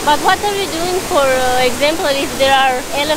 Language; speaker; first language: English; non-native, fluent; Romanian